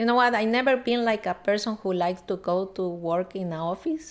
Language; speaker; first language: English; non-native, learner; Spanish